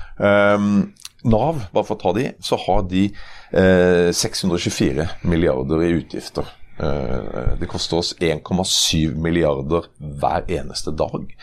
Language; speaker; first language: Norwegian; native; Norwegian